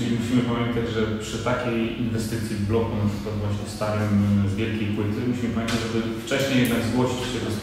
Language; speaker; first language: Polish; native; Polish